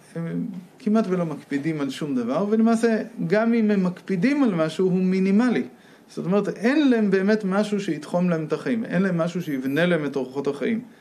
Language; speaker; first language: Hebrew; non-native, fluent; English